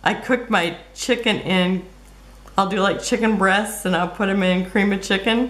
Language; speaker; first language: English; native; English